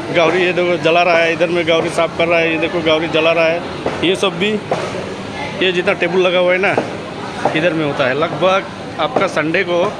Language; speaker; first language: Hindi; non-native, local second language; Assamese